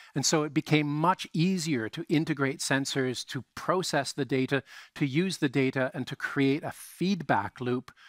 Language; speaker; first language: English; native; English